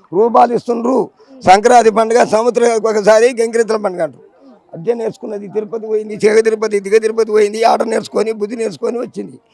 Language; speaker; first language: Telugu; native; Telugu